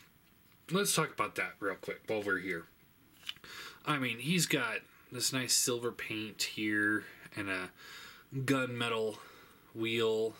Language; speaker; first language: English; native; English